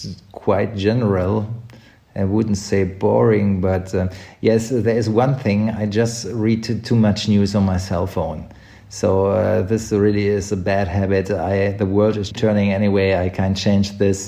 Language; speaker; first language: English; non-native, fluent; German